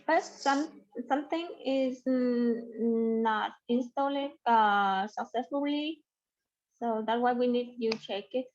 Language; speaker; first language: English; non-native, learner; Vietnamese